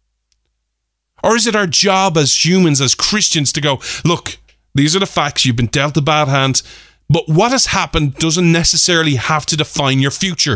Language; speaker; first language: English; native; English